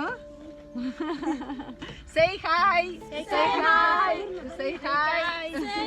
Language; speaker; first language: English; non-native, learner; Italian